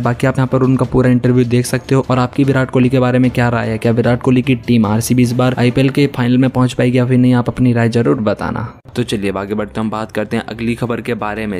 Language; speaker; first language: Hindi; native; Hindi